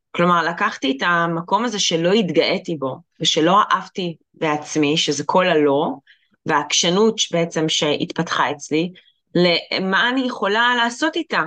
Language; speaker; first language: Hebrew; early bilingual, other home language; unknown